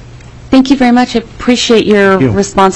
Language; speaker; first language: English; native; English